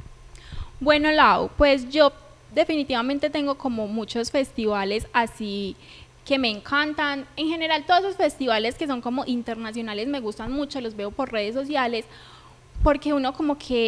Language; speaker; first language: Spanish; native; Spanish